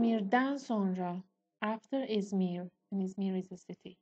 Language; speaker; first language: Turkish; non-native, fluent; Persian